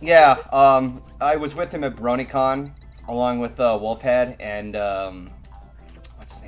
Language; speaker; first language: English; native; English